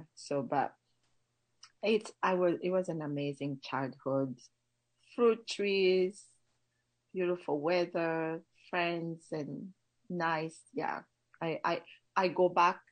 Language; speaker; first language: English; non-native, local second language; Kinyarwanda